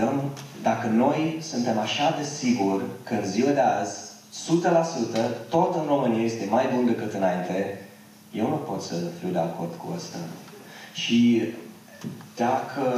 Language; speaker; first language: Romanian; non-native, fluent; English